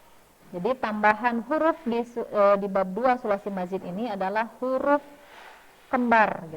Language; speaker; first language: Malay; non-native, local second language; Sundanese